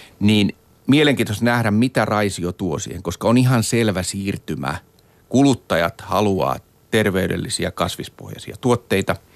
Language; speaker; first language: Finnish; native; Finnish